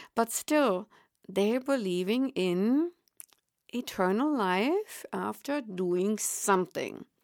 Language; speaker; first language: English; non-native, fluent; German